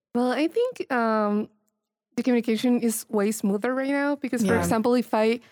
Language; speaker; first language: English; non-native, fluent; Spanish